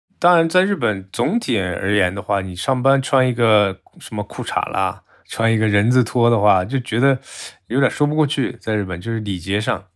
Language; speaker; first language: Chinese; non-native, fluent; Japanese